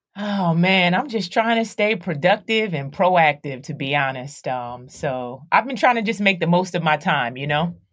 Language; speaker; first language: English; native; English